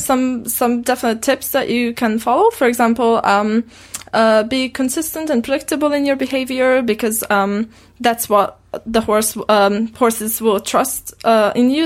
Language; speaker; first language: English; non-native, fluent; Romanian